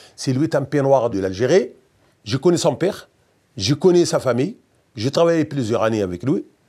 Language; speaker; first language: French; non-native, local second language; Berber languages